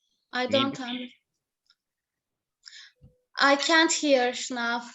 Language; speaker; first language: English; non-native, learner; Turkish